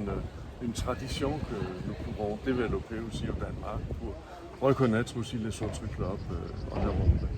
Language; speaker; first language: French; non-native, fluent; Danish